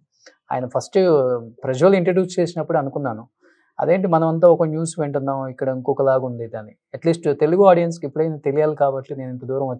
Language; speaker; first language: Telugu; native; Telugu